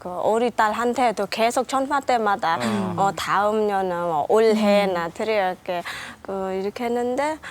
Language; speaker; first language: Korean; non-native, learner; Khmer